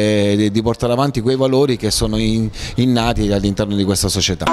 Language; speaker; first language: Italian; native; Italian